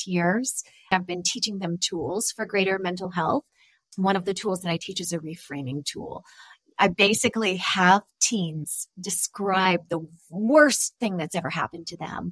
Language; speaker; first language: English; native; English